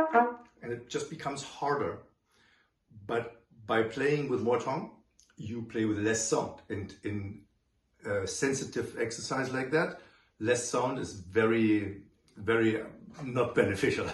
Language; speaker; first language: English; non-native, fluent; German